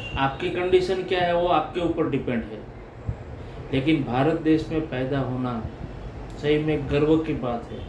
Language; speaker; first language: Hindi; non-native, local second language; Gujarati